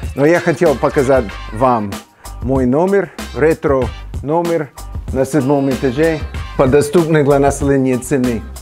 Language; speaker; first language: Russian; non-native, fluent; English